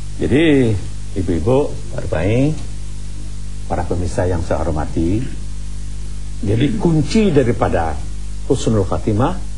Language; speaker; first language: Indonesian; non-native, local second language; Minangkabau